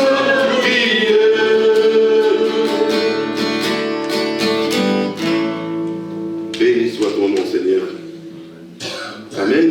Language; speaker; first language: French; native; French